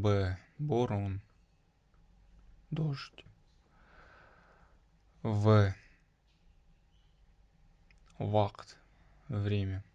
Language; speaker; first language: Russian; non-native, local second language; Tajik